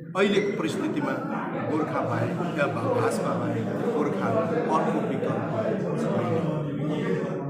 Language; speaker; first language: Nepali; native; Nepali